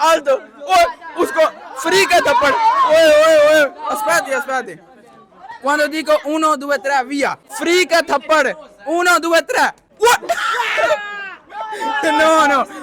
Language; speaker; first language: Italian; non-native, learner; Urdu